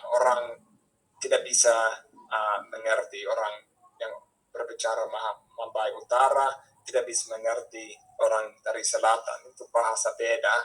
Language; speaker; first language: Indonesian; non-native, fluent; English